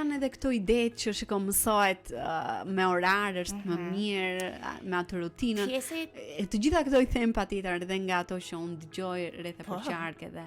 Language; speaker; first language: Albanian; native; Albanian